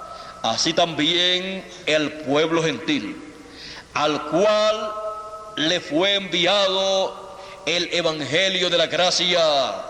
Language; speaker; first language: Spanish; native; Spanish